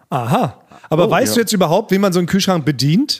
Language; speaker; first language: German; native; German